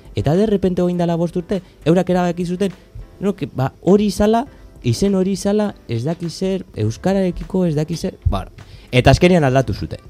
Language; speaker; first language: Basque; native; Basque